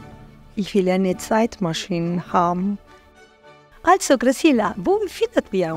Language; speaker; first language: German; non-native, fluent; Italian